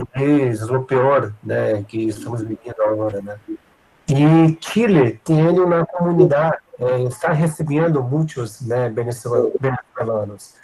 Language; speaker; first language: Spanish; non-native, learner; Portuguese